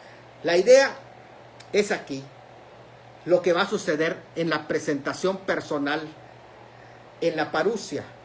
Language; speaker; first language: Spanish; native; Spanish